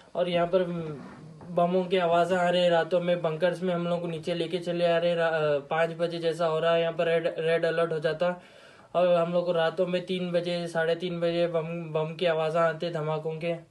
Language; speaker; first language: Hindi; non-native, local second language; Urdu